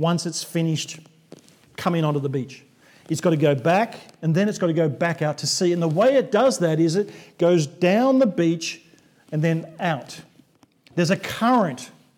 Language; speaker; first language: English; native; English